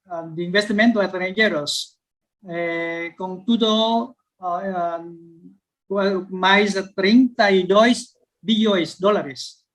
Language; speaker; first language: Portuguese; non-native, learner; Vietnamese